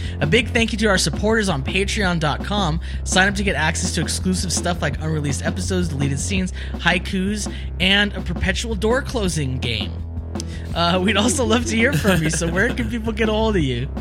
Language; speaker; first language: English; native; English